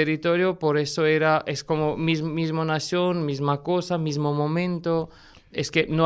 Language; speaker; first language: Spanish; non-native, fluent; Armenian